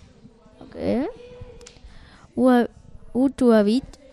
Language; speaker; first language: French; non-native, learner; Spanish